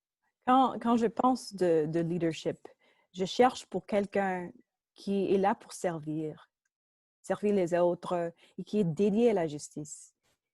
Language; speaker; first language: French; non-native, local second language; English